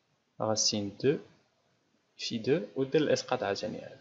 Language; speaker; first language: Arabic; native; Arabic